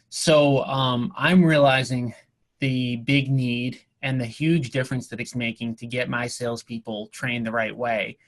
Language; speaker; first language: English; native; English